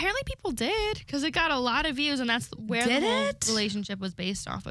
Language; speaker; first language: English; native; English